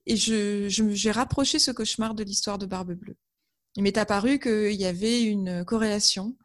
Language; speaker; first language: French; native; French